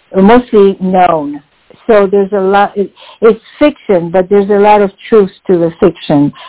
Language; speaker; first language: English; non-native, fluent; French